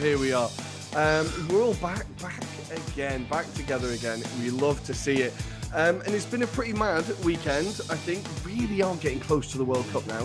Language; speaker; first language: English; native; English